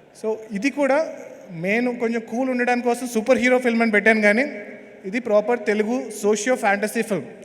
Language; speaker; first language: Telugu; native; Telugu